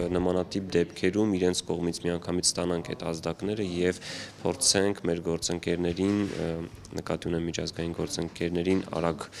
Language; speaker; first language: Armenian; native; Armenian